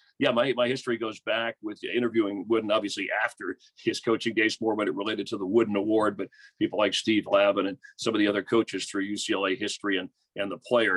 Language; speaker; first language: English; native; English